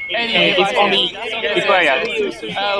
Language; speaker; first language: English; non-native, learner; Japanese